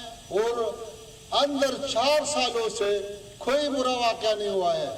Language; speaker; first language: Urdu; non-native, fluent; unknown